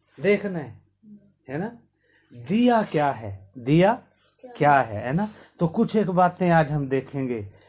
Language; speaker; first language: Hindi; native; Hindi